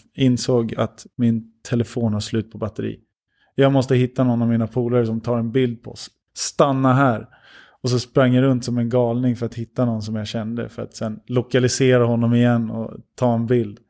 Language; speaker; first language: Swedish; early bilingual, other home language; Lithuanian